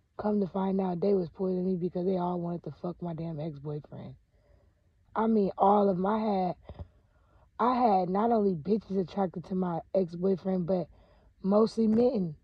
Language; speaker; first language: English; native; English